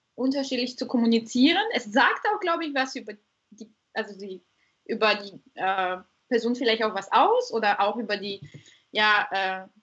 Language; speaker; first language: German; non-native, fluent; Bulgarian